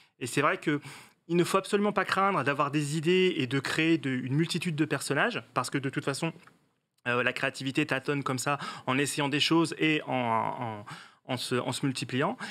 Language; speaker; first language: French; native; French